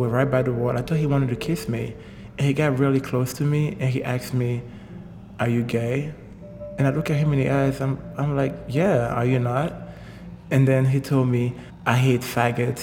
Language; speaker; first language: English; non-native, local second language; French